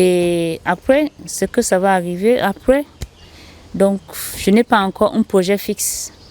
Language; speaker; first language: French; non-native, learner; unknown